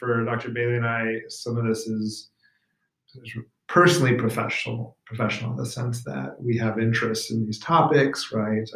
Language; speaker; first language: English; native; English